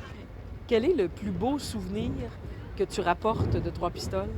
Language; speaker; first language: French; native; French